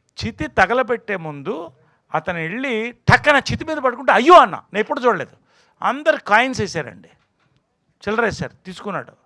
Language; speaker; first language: Telugu; native; Telugu